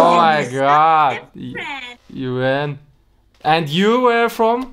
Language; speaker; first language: English; non-native, learner; Russian